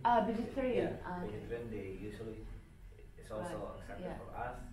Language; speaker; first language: English; non-native, fluent; Indonesian